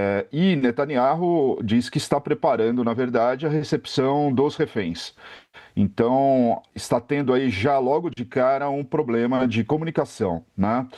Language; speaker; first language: Portuguese; native; Portuguese